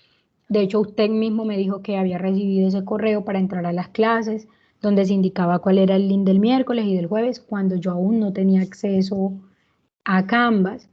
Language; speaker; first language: Spanish; native; Spanish